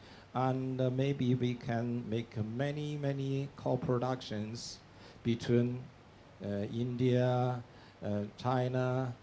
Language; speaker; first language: English; non-native, learner; Chinese